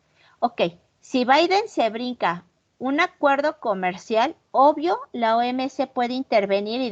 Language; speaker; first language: Spanish; native; Spanish